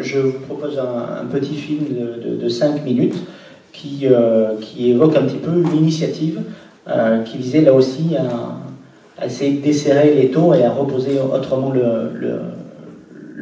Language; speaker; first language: French; native; French